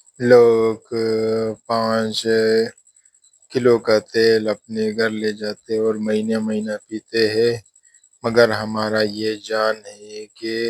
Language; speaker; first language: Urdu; non-native, local second language; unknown